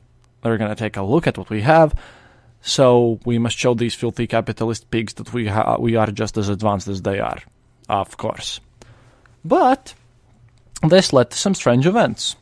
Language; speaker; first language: English; non-native, fluent; Latvian